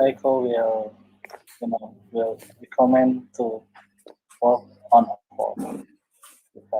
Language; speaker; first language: English; non-native, learner; Indonesian